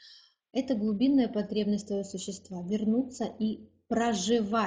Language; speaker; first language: Russian; native; Russian